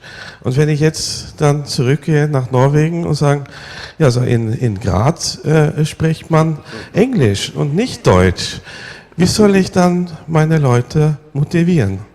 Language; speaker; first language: German; non-native, fluent; Norwegian